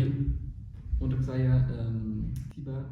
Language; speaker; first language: Indonesian; non-native, fluent; German